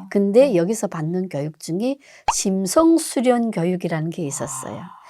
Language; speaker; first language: Korean; native; Korean